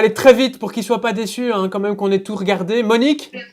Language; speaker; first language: French; native; French